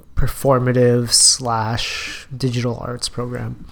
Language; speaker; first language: English; native; English